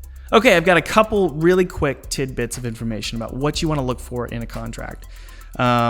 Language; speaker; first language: English; native; English